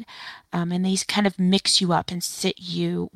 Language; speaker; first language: English; native; English